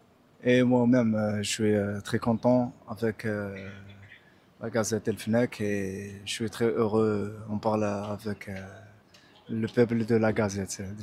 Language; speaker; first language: French; non-native, local second language; Arabic